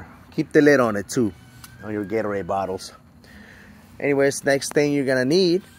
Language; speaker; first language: English; native; English